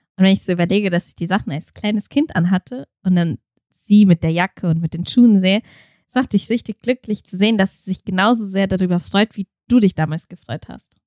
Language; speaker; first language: German; early bilingual, other home language; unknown